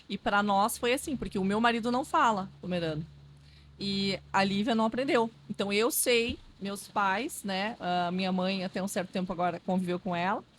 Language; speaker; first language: Portuguese; non-native, local second language; Low German